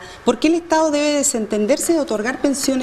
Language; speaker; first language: Spanish; native; Spanish